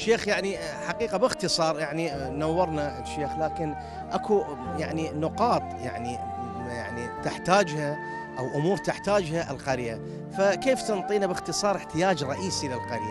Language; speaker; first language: Arabic; native; Arabic